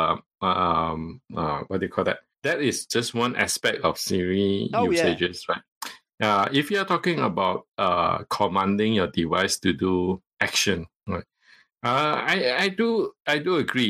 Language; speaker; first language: English; non-native, local second language; Cantonese